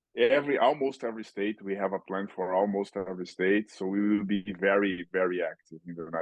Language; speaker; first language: English; non-native, fluent; Portuguese